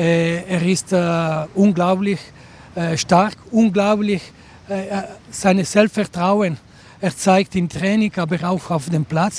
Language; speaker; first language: German; non-native, local second language; Italian